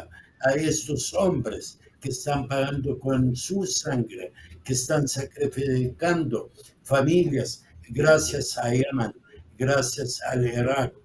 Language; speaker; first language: Spanish; non-native, fluent; Arabic